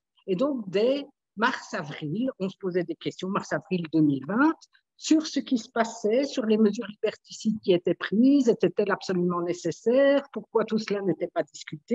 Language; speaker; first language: French; native; French